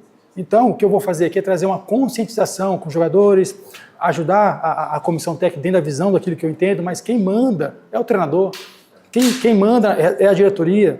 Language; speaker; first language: Portuguese; native; Portuguese